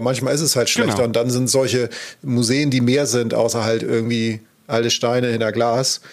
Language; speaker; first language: German; native; German